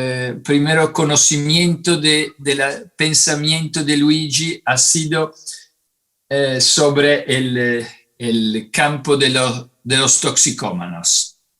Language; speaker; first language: Spanish; non-native, fluent; Italian